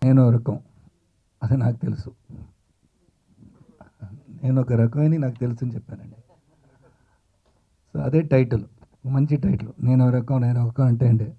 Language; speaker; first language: Telugu; non-native, fluent; Tamil